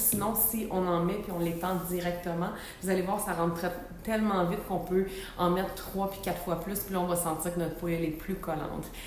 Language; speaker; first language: French; native; French